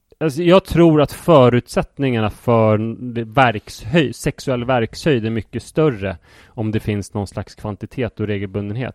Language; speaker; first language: Swedish; native; Swedish